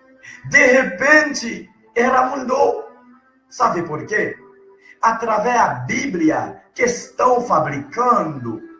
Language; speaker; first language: Portuguese; non-native, learner; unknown